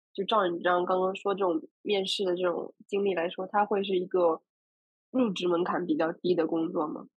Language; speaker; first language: Chinese; native; Chinese